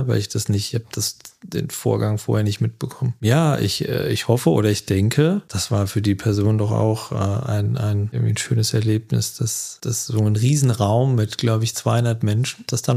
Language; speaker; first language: German; native; German